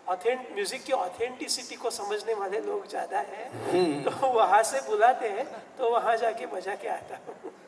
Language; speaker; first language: Hindi; non-native, local second language; Marathi